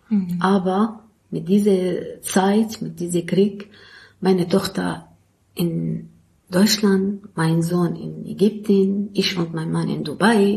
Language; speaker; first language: German; non-native, learner; Arabic